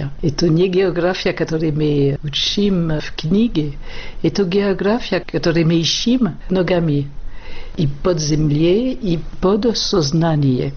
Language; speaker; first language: Russian; non-native, learner; French